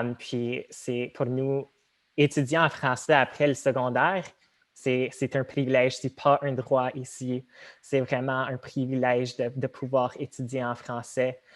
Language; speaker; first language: French; non-native, local second language; Tamil